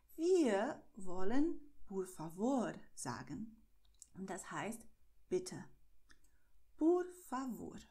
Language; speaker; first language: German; non-native, fluent; Portuguese